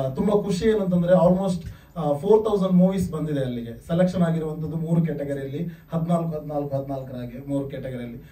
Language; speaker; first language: Kannada; non-native, local second language; Tulu